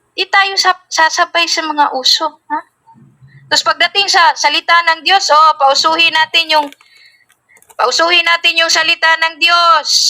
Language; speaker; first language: Filipino; native; Filipino